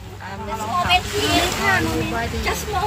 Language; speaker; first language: English; non-native, learner; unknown